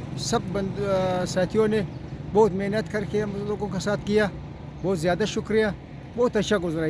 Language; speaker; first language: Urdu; non-native, local second language; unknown